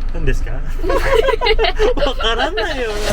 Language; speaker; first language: Japanese; non-native, learner; Filipino